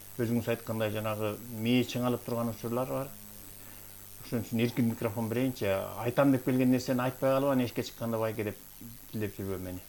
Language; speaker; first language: Kyrgyz; native; Kyrgyz